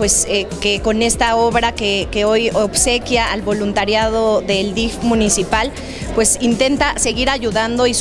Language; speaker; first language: Spanish; native; Spanish